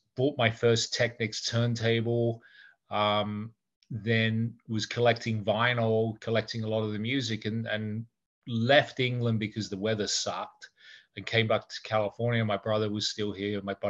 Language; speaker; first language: English; native; English